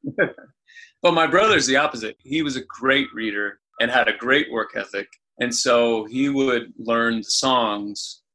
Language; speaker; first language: English; native; English